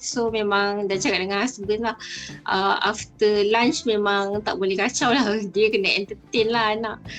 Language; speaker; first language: Malay; native; Malay